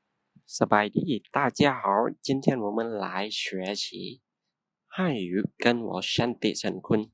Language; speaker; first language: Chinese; non-native, fluent; Lao